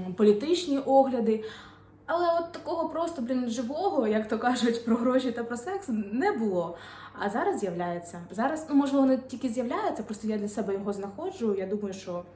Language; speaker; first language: Ukrainian; non-native, local second language; Russian